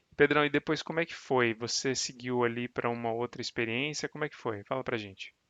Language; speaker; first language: Portuguese; native; Portuguese